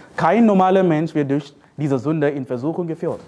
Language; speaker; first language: German; non-native, fluent; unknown